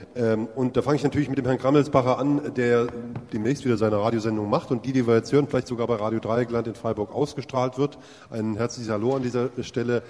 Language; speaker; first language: German; native; German